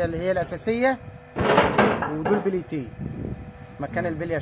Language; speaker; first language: Arabic; native; Arabic